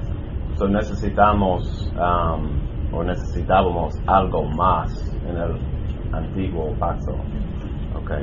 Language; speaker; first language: Spanish; non-native, learner; English